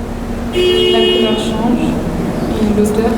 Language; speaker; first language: French; native; French